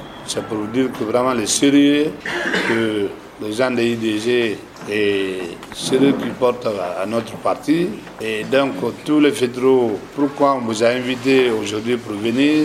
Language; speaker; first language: French; non-native, local second language; Susu